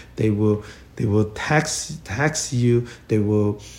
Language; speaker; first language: English; non-native, learner; Chinese